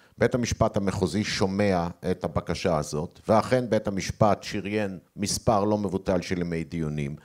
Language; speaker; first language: Hebrew; native; Hebrew